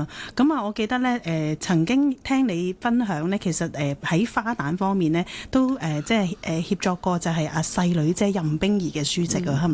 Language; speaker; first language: Cantonese; native; Cantonese